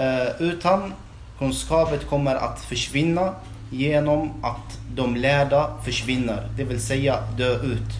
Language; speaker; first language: Swedish; non-native, fluent; Arabic